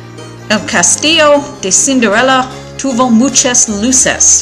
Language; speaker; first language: Spanish; non-native, learner; English